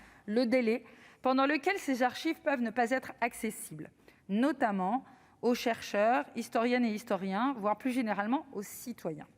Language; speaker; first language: French; native; French